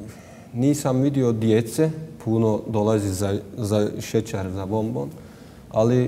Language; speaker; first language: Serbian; non-native, learner; Turkish